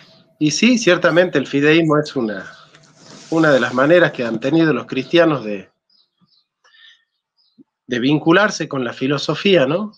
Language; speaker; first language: Spanish; native; Spanish